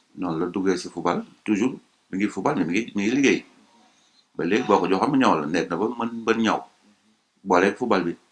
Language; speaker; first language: Wolof; native; Wolof